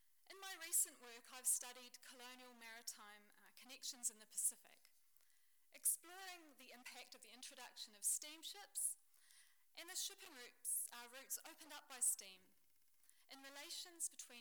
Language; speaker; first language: English; native; English